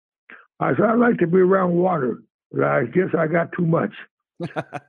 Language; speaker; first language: English; native; English